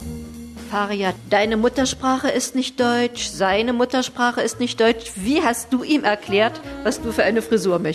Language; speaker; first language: German; native; German